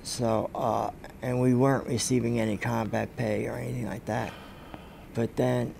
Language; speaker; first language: English; native; English